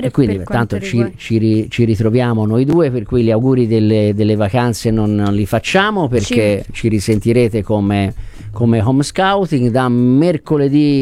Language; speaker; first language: Italian; native; Italian